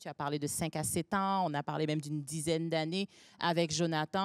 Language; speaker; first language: French; native; French